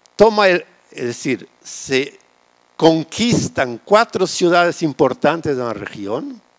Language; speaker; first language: Spanish; non-native, fluent; Hungarian